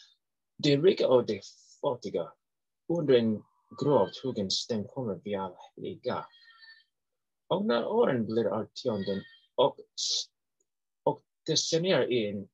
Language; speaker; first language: Swedish; non-native, learner; English